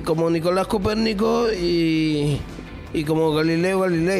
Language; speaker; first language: Catalan; non-native, local second language; Spanish